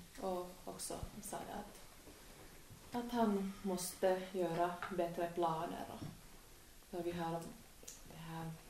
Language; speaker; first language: Swedish; non-native, local second language; Finnish